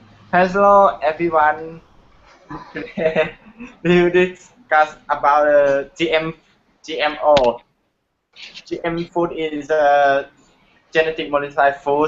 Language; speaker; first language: English; non-native, learner; Thai